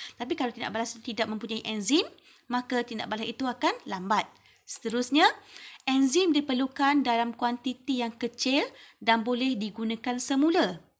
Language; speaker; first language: Malay; native; Malay